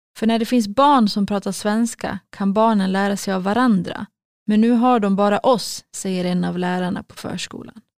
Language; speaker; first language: Swedish; native; Swedish